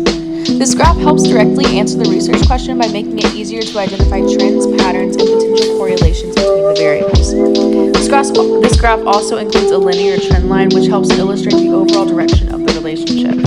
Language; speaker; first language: English; native; English